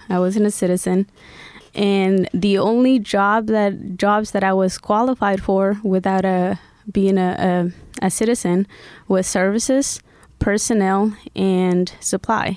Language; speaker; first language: English; early bilingual, other home language; Spanish